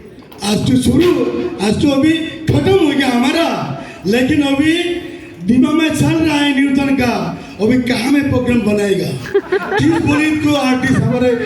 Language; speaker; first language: Hindi; non-native, local second language; Assamese